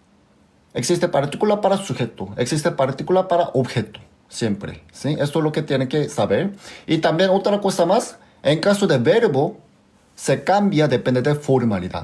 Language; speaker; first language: Spanish; non-native, fluent; Korean